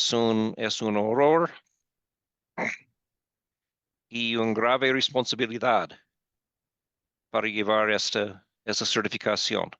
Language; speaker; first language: Spanish; non-native, fluent; English